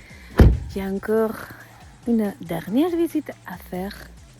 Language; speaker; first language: French; non-native, fluent; Spanish